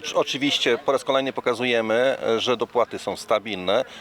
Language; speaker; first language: Polish; native; Polish